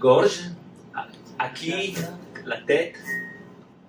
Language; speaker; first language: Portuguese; non-native, learner; French